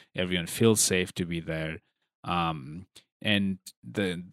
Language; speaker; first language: English; non-native, local second language; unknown